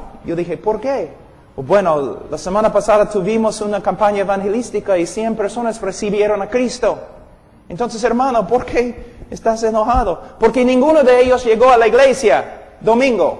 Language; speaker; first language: Spanish; non-native, fluent; English